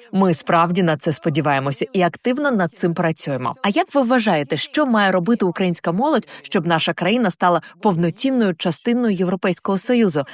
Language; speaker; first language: Ukrainian; native; Ukrainian